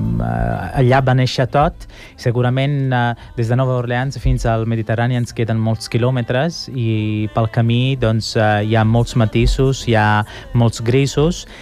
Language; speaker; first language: Catalan; non-native, fluent; Italian